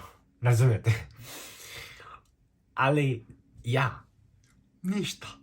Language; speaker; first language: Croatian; non-native, fluent; Korean